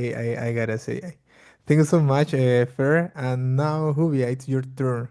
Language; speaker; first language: English; non-native, fluent; Portuguese